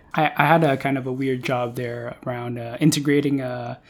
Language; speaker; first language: English; non-native, local second language; Filipino